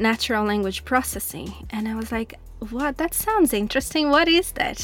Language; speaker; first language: English; non-native, fluent; Portuguese